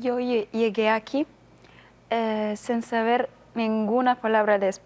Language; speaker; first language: Spanish; non-native, learner; Arabic